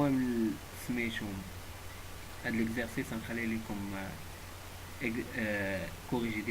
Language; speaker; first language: Arabic; native; Arabic